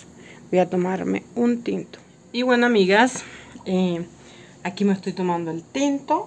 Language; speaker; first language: Spanish; native; Spanish